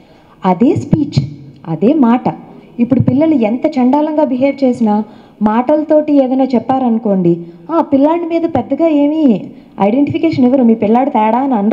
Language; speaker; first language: Telugu; native; Telugu